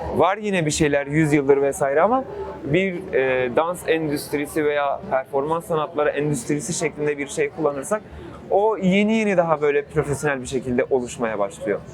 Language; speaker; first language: Turkish; non-native, local second language; Kurdish